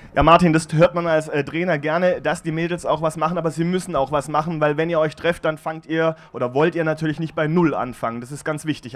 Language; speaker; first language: German; native; German